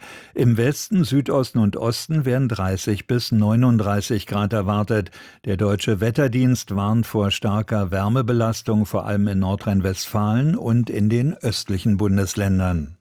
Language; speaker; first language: German; native; German